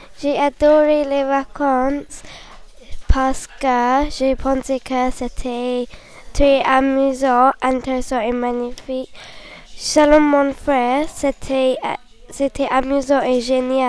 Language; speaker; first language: French; non-native, learner; English